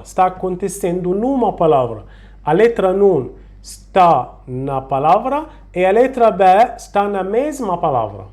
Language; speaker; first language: Portuguese; non-native, fluent; Arabic